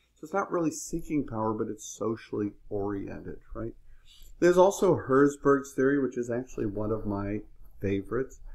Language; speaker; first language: English; native; English